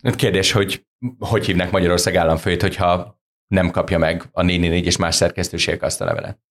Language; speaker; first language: Hungarian; native; Hungarian